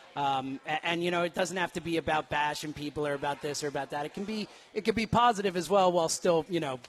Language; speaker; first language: English; native; English